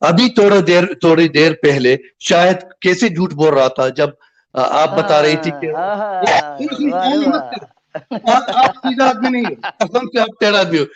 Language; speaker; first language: Hindi; non-native, fluent; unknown